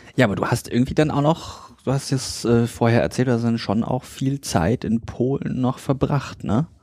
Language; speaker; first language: German; native; German